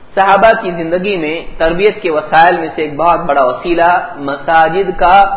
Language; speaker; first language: Urdu; native; Urdu